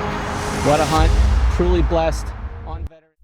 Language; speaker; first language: English; native; English